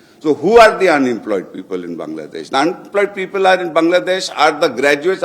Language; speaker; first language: English; non-native, local second language; Bangla